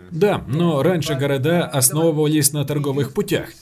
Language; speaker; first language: Russian; non-native, fluent; Swedish